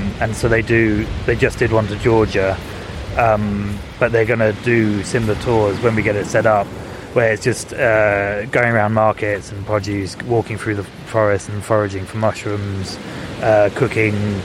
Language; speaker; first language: English; native; English